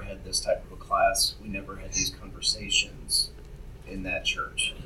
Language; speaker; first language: English; native; English